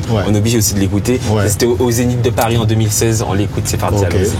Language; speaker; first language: French; native; French